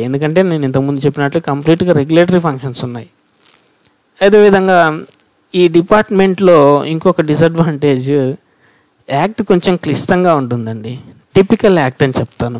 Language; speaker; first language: Telugu; native; Telugu